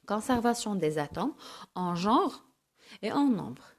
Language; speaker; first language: French; non-native, local second language; Arabic